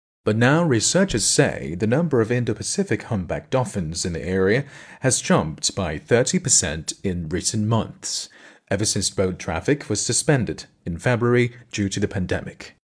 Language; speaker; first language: English; non-native, fluent; Chinese